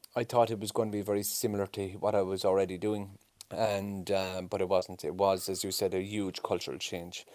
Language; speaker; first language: English; native; English